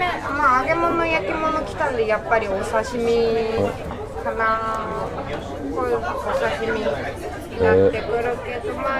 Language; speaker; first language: Japanese; native; Japanese